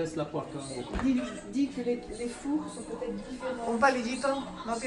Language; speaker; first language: French; non-native, learner; Spanish